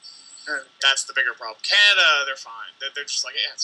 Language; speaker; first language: English; native; English